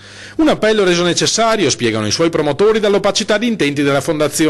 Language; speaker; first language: Italian; native; Italian